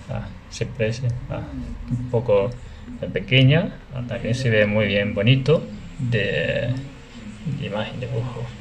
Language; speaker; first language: Spanish; non-native, learner; Chinese